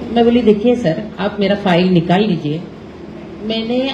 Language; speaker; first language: Hindi; non-native, local second language; Marathi